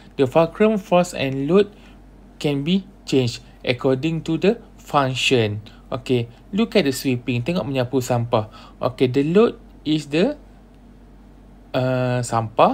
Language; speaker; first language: English; non-native, local second language; Malay